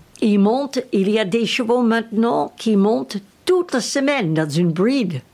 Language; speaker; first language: French; non-native, learner; English